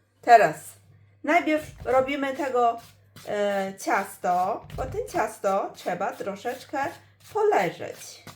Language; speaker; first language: Polish; non-native, learner; Chinese